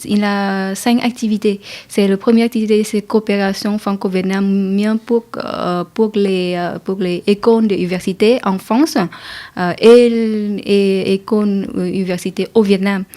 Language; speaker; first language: French; non-native, learner; Vietnamese